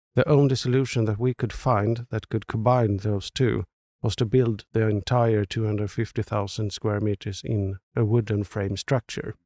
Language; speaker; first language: English; non-native, fluent; Swedish